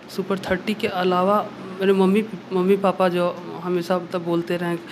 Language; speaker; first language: Hindi; native; Hindi